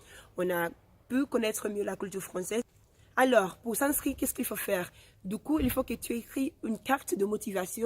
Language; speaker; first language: French; non-native, fluent; Spanish